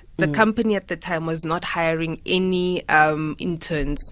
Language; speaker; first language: English; non-native, local second language; Tswana